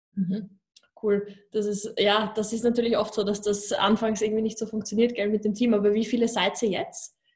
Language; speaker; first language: German; native; German